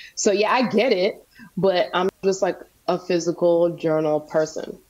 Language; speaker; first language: English; native; English